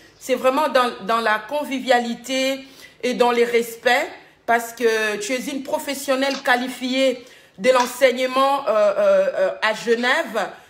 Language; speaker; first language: French; non-native, local second language; Lingala